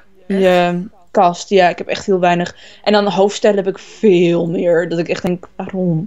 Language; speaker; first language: Dutch; native; Dutch